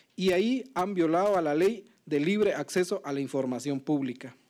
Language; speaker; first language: Spanish; non-native, local second language; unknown